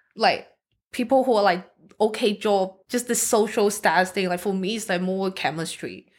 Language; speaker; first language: English; non-native, local second language; Cantonese